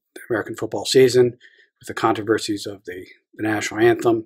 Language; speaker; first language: English; native; English